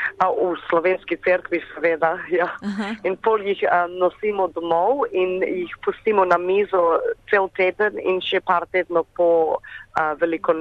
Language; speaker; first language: Slovenian; early bilingual, heritage; Slovenian